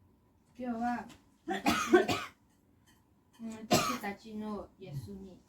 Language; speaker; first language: Japanese; non-native, learner; Mizo